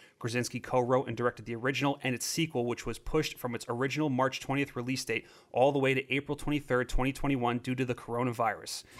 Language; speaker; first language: English; native; English